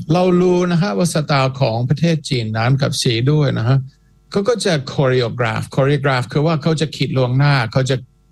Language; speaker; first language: Thai; non-native, fluent; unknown